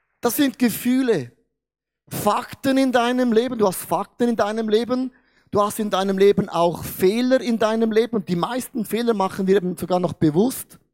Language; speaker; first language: German; non-native, fluent; Portuguese